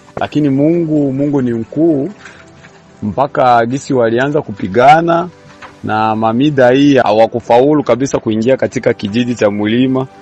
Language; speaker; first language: Swahili; native; Swahili